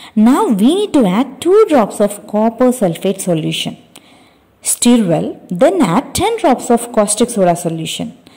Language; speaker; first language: English; non-native, local second language; Telugu